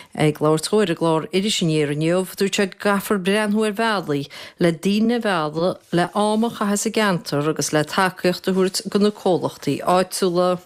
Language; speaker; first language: Irish; native; Irish